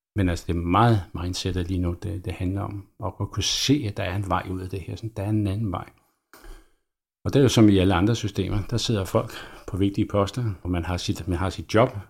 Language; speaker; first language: Danish; native; Danish